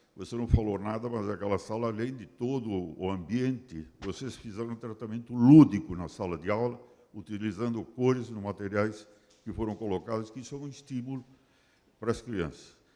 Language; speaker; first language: Portuguese; early bilingual, other home language; Spanish